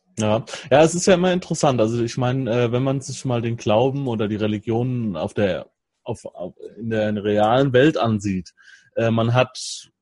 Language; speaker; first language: German; native; German